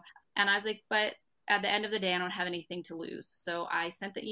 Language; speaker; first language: English; native; English